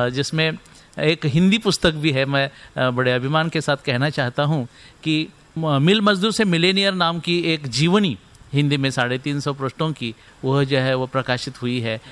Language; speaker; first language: Hindi; non-native, local second language; Marathi